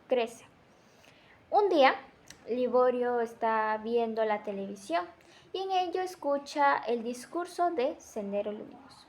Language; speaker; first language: Spanish; native; Spanish